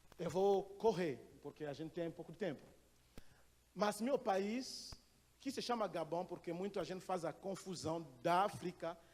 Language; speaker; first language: Portuguese; non-native, fluent; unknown